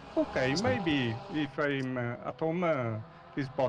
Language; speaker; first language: English; non-native, learner; Italian